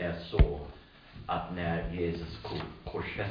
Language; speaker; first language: Swedish; non-native, fluent; English